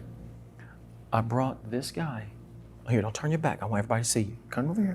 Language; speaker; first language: English; native; English